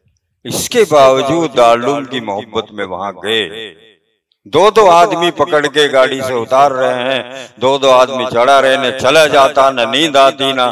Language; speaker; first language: Urdu; native; Urdu